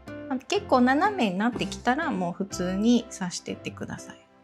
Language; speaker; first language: Japanese; native; Japanese